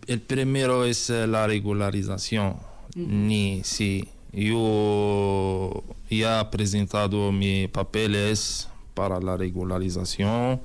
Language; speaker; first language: Spanish; non-native, learner; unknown